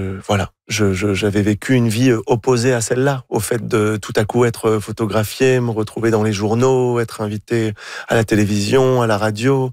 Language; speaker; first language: French; native; French